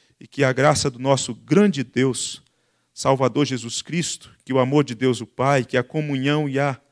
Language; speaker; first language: Portuguese; native; Portuguese